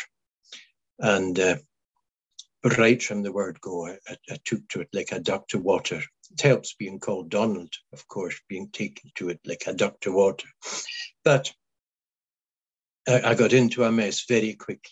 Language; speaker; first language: English; non-native, local second language; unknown